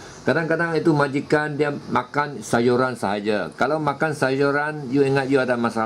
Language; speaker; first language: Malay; non-native, local second language; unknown